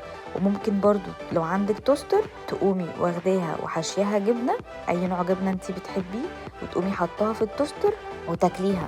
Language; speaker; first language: Arabic; native; Arabic